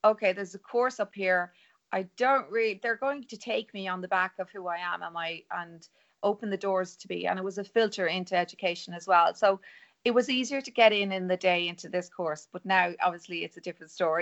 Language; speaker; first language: English; non-native, local second language; Irish